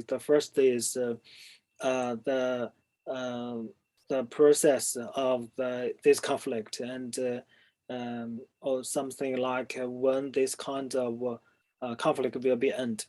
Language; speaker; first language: English; non-native, fluent; Chinese